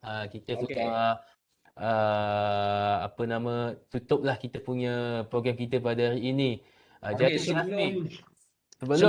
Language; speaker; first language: Malay; native; Malay